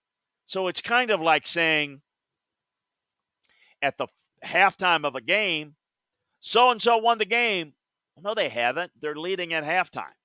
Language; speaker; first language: English; native; English